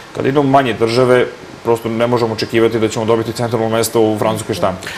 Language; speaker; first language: Serbian; native; Serbian